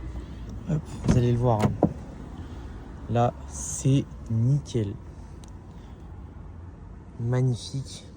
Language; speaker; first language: French; native; French